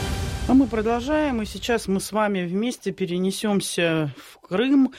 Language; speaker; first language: Russian; native; Russian